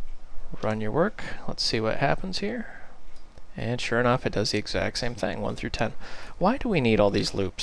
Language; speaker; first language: English; native; English